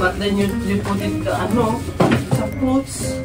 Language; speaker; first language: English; non-native, local second language; Filipino